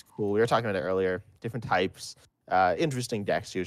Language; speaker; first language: English; native; English